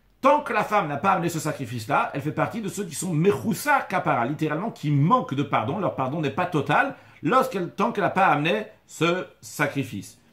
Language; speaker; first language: French; native; French